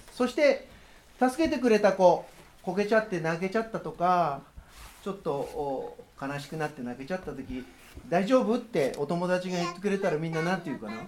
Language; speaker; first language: Japanese; native; Japanese